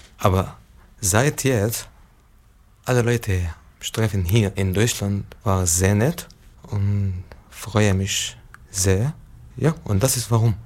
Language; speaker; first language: German; non-native, learner; Arabic